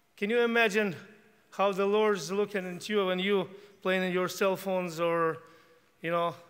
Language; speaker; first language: English; non-native, fluent; Ukrainian